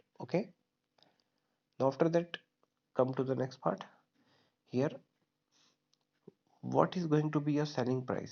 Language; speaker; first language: English; non-native, local second language; Hindi